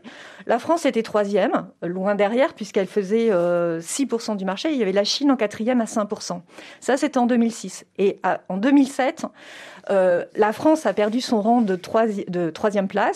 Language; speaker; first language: French; native; French